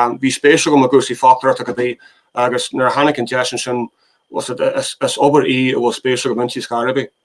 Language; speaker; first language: Irish; native; Irish